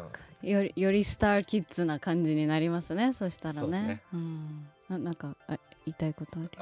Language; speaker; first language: Japanese; native; Japanese